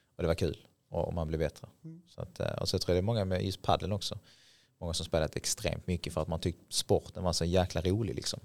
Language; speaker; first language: Swedish; native; Swedish